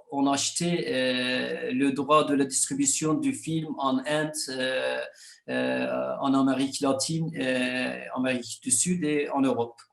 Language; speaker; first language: French; non-native, fluent; Kurdish